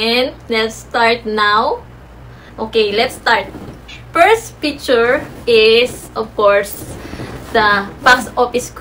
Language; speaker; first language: English; non-native, local second language; Filipino